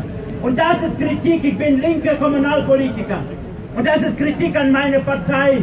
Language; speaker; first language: German; non-native, fluent; Russian